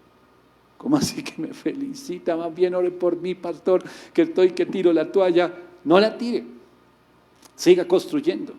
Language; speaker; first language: Spanish; native; Spanish